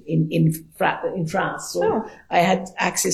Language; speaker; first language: English; non-native, fluent; Persian